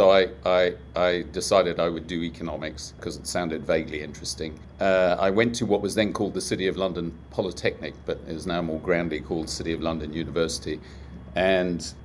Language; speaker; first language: English; native; English